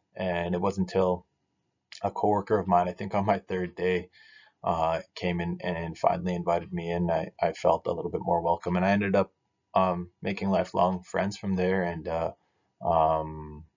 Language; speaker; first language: English; native; English